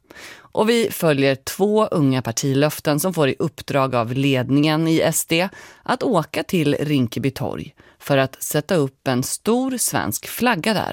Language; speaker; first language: Swedish; native; Swedish